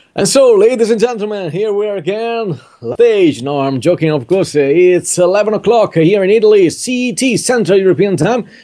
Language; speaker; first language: English; non-native, fluent; Italian